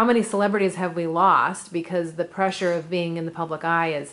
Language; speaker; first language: English; native; English